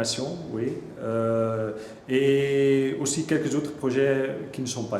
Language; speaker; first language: French; non-native, local second language; Dutch